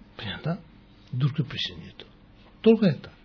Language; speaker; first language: Russian; non-native, learner; Tibetan